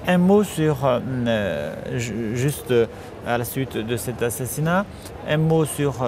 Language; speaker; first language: French; non-native, fluent; Kurdish